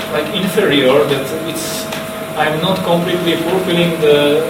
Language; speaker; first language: English; non-native, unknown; Slovak